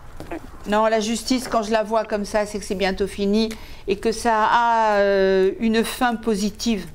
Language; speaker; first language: French; native; French